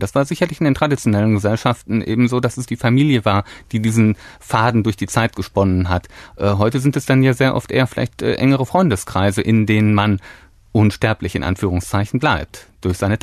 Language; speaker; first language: German; native; German